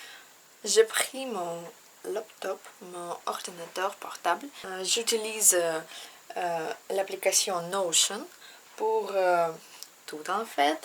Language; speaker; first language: French; non-native, learner; Russian